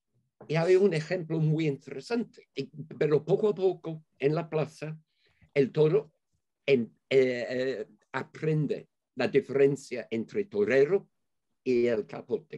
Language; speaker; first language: Spanish; non-native, fluent; English